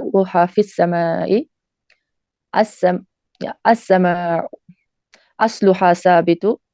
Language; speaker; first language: Arabic; non-native, learner; Urdu